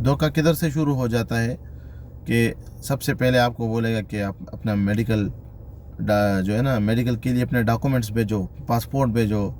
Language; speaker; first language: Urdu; non-native, local second language; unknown